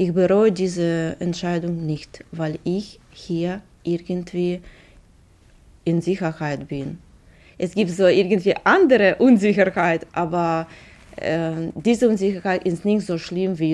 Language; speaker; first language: German; non-native, fluent; Ukrainian